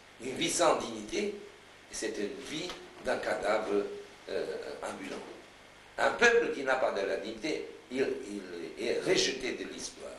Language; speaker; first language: French; non-native, fluent; Romanian